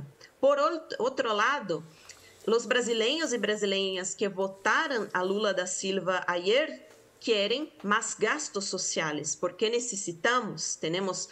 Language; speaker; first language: Spanish; non-native, fluent; Portuguese